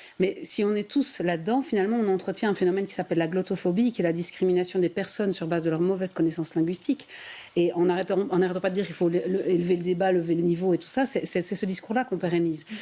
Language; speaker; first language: French; native; French